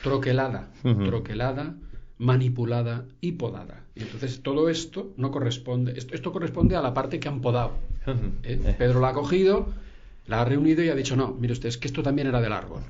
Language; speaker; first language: Spanish; native; Spanish